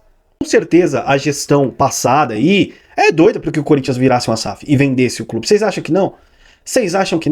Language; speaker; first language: Portuguese; native; Portuguese